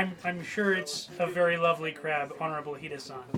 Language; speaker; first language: English; native; English